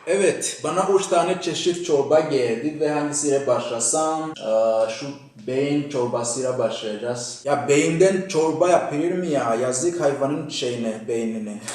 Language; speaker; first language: Turkish; non-native, fluent; Kinyarwanda